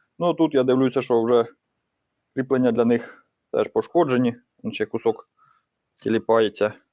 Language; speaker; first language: Ukrainian; native; Ukrainian